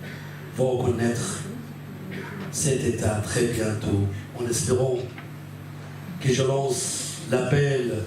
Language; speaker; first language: French; non-native, fluent; Arabic